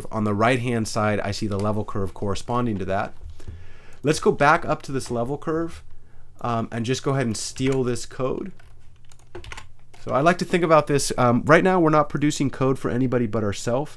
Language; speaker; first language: English; native; English